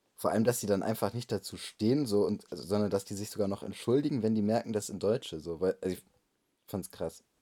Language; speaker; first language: German; native; German